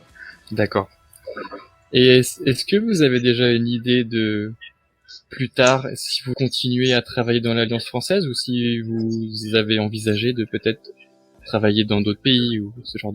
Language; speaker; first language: French; native; French